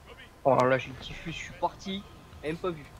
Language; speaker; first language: French; native; French